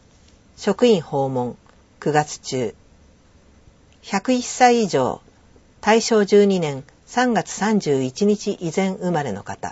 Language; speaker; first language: Japanese; native; Japanese